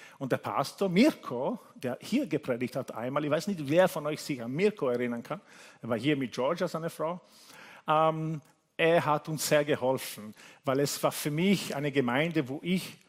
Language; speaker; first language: German; non-native, fluent; Italian